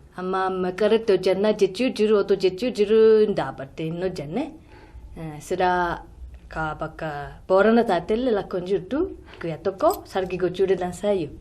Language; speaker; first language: Oromo; non-native, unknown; Japanese